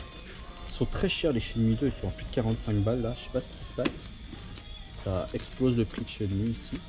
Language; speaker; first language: French; native; French